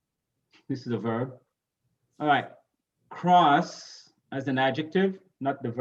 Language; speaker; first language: English; native; English